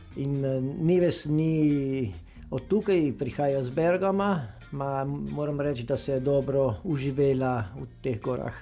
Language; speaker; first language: Slovenian; native; Slovenian